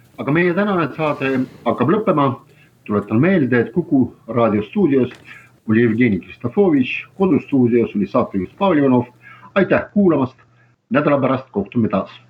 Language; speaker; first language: Estonian; non-native, local second language; Russian